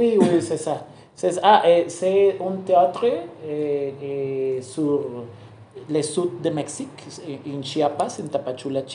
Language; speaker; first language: French; non-native, learner; Spanish